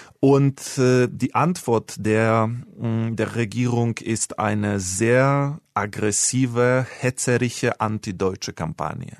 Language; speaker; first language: German; non-native, fluent; Polish